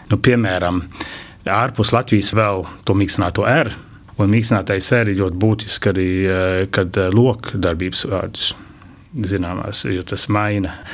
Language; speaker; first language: Latvian; early bilingual, heritage; Latvian